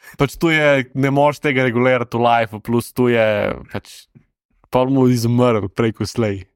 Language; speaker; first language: Slovenian; native; Slovenian